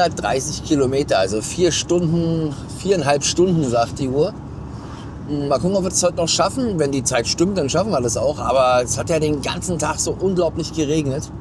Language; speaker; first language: German; native; German